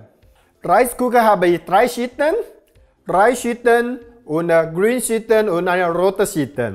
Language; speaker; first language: German; non-native, learner; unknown